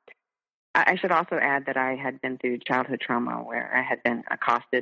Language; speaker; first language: English; native; English